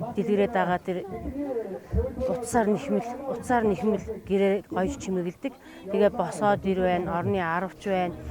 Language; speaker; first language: Mongolian; non-native, local second language; Kazakh